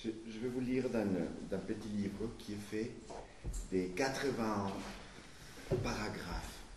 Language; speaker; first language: French; non-native, fluent; Spanish